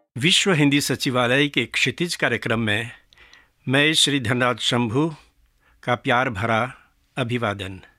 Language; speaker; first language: Hindi; early bilingual, heritage; Hindi